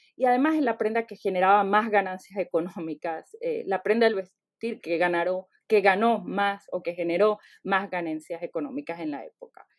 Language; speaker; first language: Spanish; native; Spanish